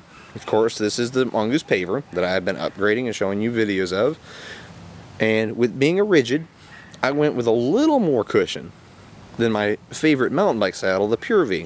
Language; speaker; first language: English; native; English